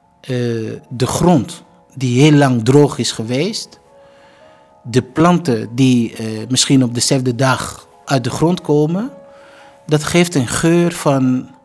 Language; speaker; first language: Dutch; non-native, fluent; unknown